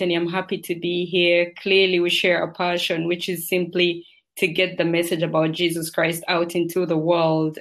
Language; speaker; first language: English; non-native, local second language; Ganda